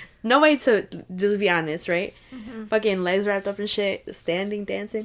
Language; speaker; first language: English; early bilingual, other home language; Spanish